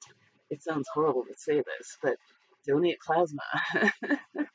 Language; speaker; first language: English; native; English